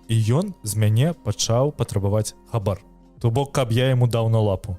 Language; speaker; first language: Belarusian; non-native, local second language; Russian